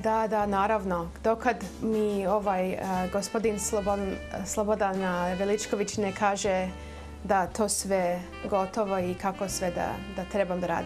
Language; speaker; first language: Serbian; early bilingual, heritage; Serbian